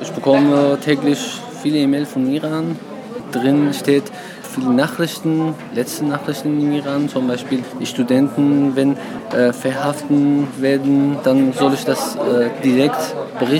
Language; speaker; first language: German; non-native, fluent; Persian